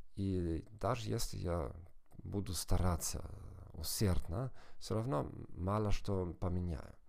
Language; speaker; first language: Russian; non-native, fluent; German